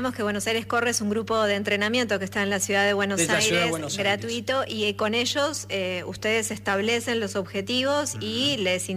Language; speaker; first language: Spanish; native; Spanish